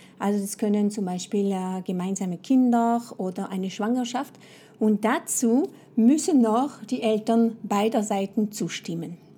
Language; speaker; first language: German; non-native, fluent; French